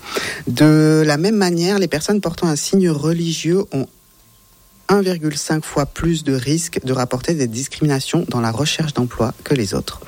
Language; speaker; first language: French; native; French